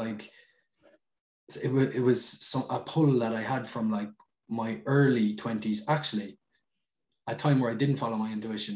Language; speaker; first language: English; native; English